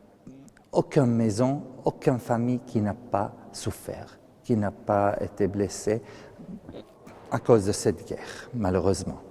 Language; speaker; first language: French; non-native, fluent; Arabic